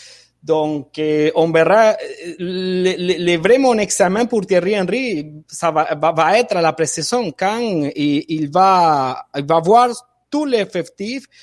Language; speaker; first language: French; non-native, fluent; Spanish